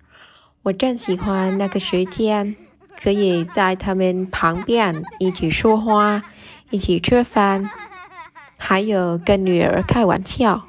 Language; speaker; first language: Chinese; non-native, learner; Vietnamese